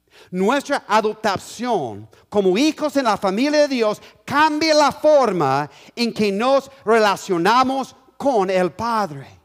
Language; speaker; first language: Spanish; non-native, fluent; English